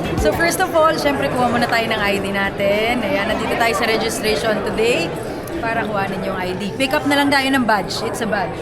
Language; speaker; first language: Filipino; native; Filipino